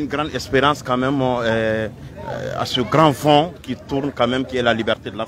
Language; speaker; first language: French; non-native, local second language; Bambara